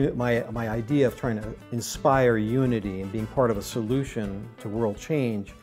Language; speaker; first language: English; non-native, fluent; Arabic